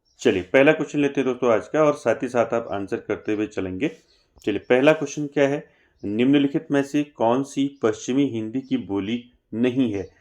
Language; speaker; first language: Hindi; native; Hindi